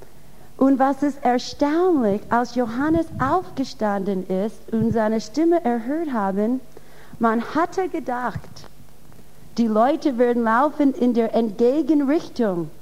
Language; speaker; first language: German; non-native, fluent; English